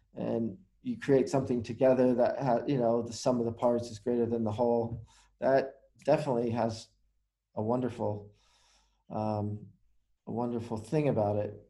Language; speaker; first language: English; native; English